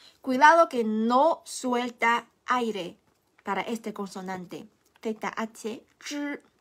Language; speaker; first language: Spanish; non-native, fluent; Chinese